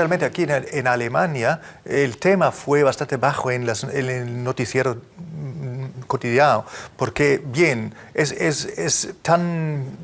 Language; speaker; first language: Spanish; non-native, fluent; German